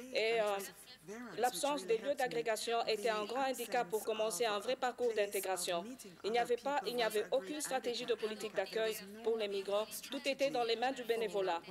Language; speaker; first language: French; non-native, local second language; Swahili